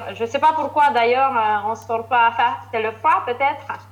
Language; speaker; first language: French; non-native, fluent; Romanian